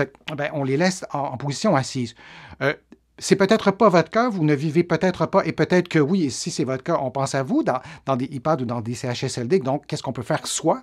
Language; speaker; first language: French; native; French